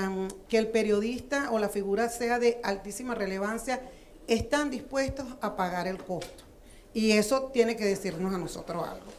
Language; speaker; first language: Spanish; native; Spanish